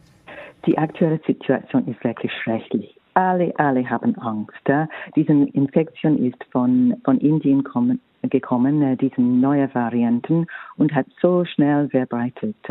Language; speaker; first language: German; non-native, fluent; English